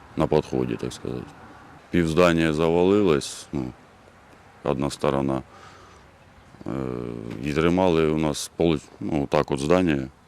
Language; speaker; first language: Ukrainian; non-native, local second language; Russian